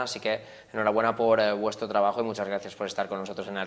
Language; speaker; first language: Spanish; native; Spanish